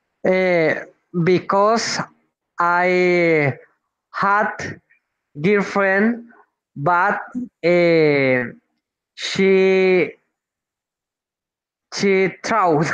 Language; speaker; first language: English; non-native, learner; Spanish